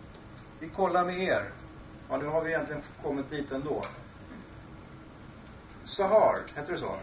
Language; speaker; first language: Swedish; native; Swedish